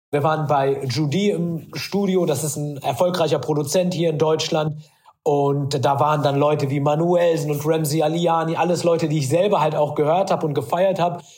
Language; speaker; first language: German; early bilingual, other home language; Arabic